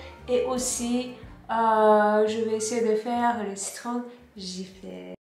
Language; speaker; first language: French; non-native, fluent; Turkish